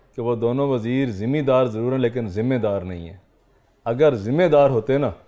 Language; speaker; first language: Urdu; non-native, local second language; Punjabi